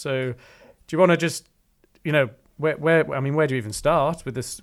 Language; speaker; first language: English; native; English